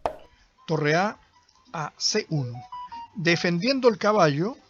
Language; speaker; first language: Spanish; native; Spanish